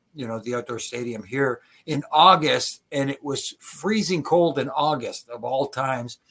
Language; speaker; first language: English; native; English